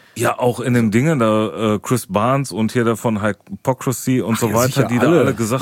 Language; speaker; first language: German; native; German